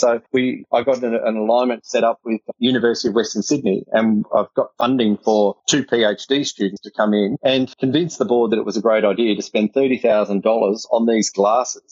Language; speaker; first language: English; native; English